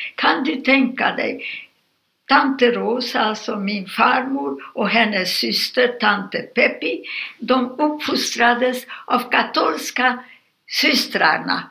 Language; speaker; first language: Swedish; non-native, fluent; Hungarian